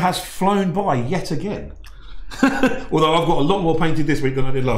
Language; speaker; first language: English; native; English